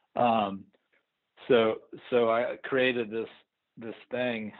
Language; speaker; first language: English; native; English